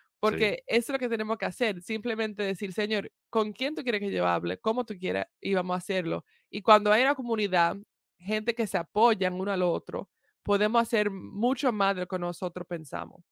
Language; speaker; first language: Spanish; early bilingual, heritage; Spanish